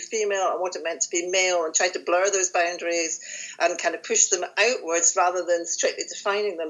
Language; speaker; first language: English; native; English